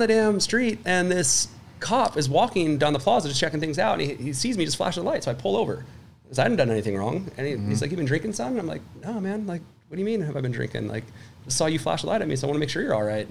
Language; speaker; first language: English; native; English